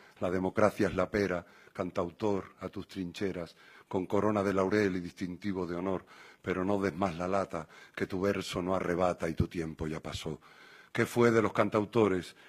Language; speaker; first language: Spanish; native; Spanish